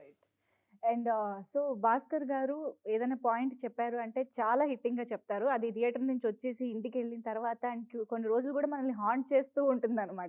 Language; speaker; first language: Telugu; native; Telugu